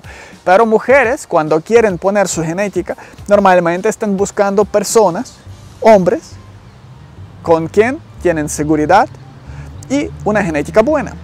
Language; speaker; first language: Spanish; non-native, learner; Ukrainian